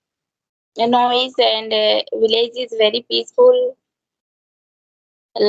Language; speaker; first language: English; non-native, learner; Hindi